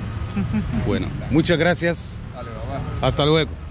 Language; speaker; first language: Spanish; non-native, learner; Arabic